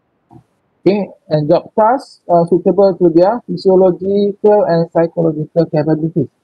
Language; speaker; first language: English; non-native, local second language; Malay